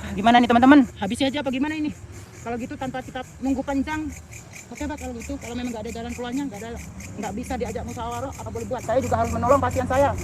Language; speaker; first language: Indonesian; non-native, local second language; Madurese